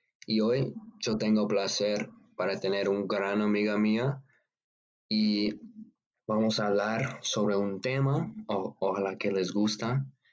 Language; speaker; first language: Spanish; non-native, learner; English